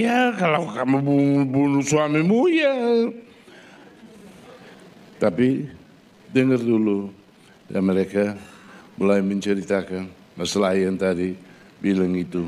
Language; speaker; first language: Indonesian; non-native, fluent; Portuguese